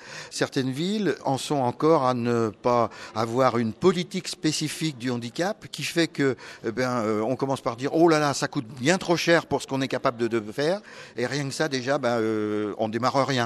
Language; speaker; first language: French; native; French